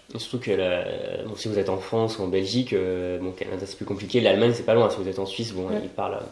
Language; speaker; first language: French; native; French